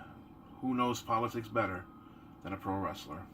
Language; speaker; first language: English; native; English